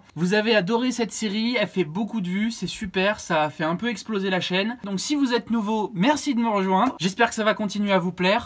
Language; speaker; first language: French; native; French